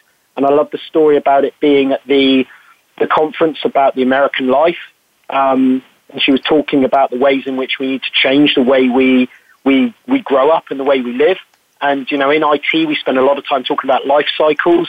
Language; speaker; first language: English; native; English